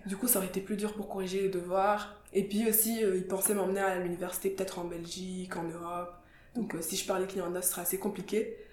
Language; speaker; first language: French; non-native, local second language; Kinyarwanda